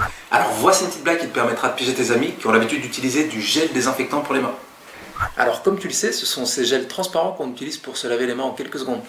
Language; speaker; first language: French; native; French